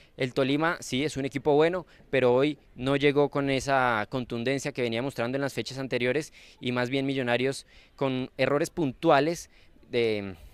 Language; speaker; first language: Spanish; native; Spanish